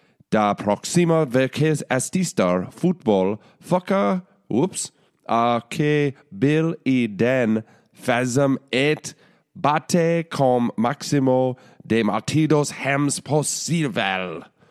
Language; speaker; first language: Portuguese; non-native, learner; English